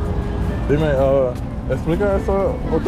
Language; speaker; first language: Spanish; non-native, learner; English